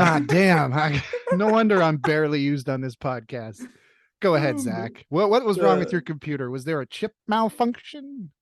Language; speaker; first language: English; native; English